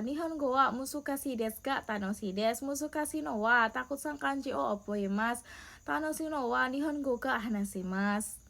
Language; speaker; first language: Japanese; non-native, learner; Indonesian